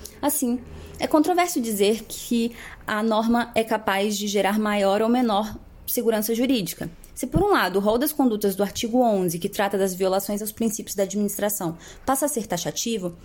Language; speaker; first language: Portuguese; native; Portuguese